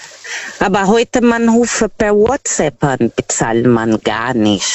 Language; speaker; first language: German; non-native, learner; Portuguese